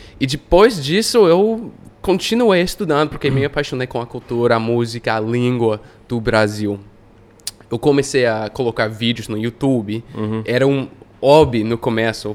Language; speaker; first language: Portuguese; non-native, fluent; English